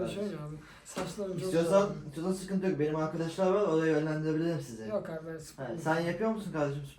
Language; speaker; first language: Turkish; native; Turkish